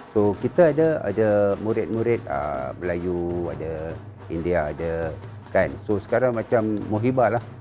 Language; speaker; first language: Malay; non-native, local second language; Punjabi